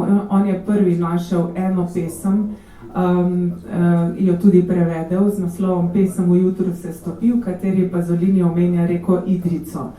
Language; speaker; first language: Slovenian; native; Slovenian